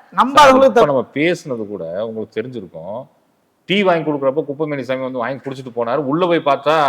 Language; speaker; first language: Tamil; native; Tamil